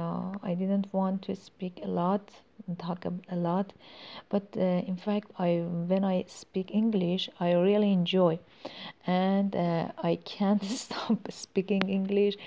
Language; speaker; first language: English; non-native, learner; Persian